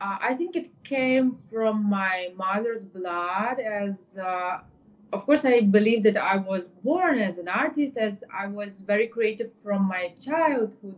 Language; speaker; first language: English; non-native, fluent; Ukrainian